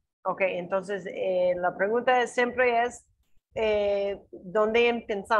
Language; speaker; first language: Spanish; non-native, learner; English